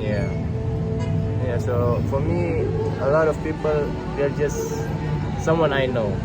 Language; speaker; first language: English; non-native, fluent; Indonesian